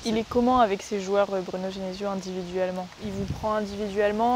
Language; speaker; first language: French; native; French